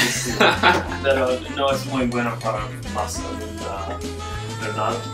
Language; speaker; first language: Spanish; non-native, learner; English